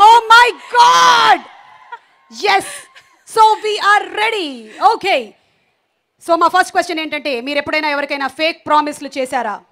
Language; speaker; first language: Telugu; native; Telugu